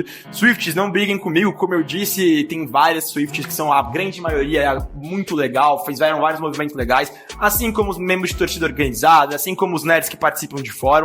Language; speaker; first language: Portuguese; native; Portuguese